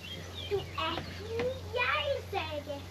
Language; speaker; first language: Icelandic; early bilingual, heritage; Icelandic